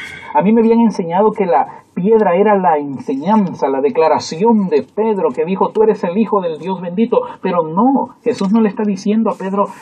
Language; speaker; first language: Spanish; native; Spanish